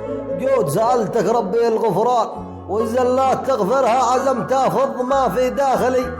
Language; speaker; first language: Arabic; native; Arabic